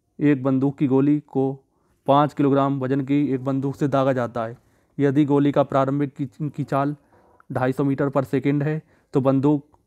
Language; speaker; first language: Hindi; native; Hindi